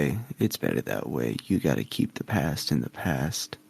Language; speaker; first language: English; native; English